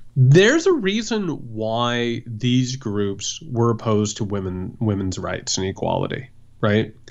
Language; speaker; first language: English; native; English